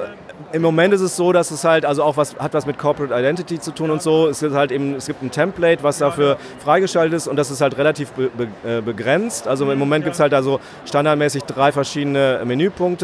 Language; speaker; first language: German; native; German